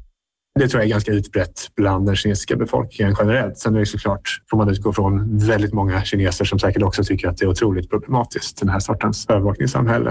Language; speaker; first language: Swedish; native; Swedish